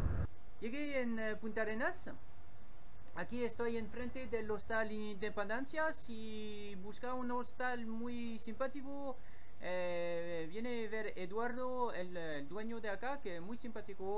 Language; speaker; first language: Spanish; non-native, learner; French